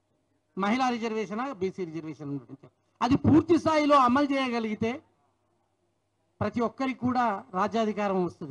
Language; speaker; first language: Telugu; native; Telugu